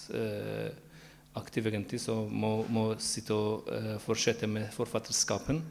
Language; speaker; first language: Norwegian; non-native, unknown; Central Kurdish